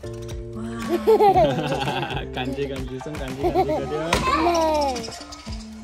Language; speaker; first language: Korean; native; Korean